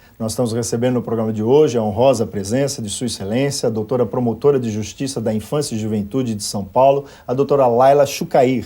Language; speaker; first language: Portuguese; native; Portuguese